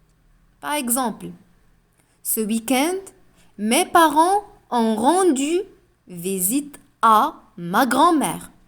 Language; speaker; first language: French; non-native, local second language; Arabic